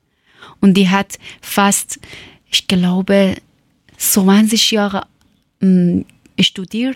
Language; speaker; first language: German; non-native, learner; Persian